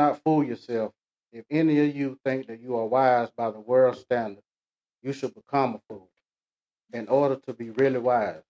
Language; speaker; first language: English; native; English